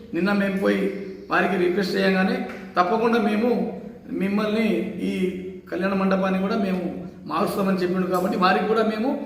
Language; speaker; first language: Telugu; non-native, local second language; Lambadi